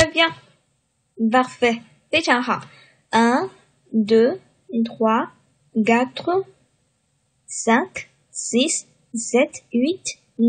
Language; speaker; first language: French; non-native, fluent; Chinese